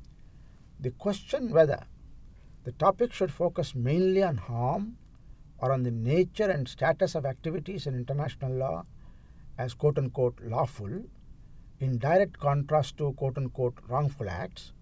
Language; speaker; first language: English; non-native, local second language; Telugu